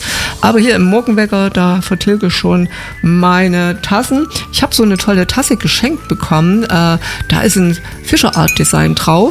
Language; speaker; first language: German; native; German